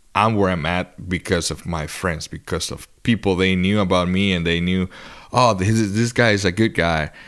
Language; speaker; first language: English; non-native, fluent; Spanish